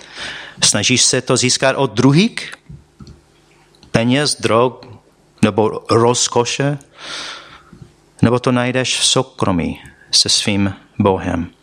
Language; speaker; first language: Czech; non-native, fluent; English